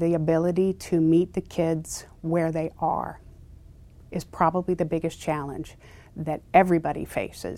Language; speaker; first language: English; native; English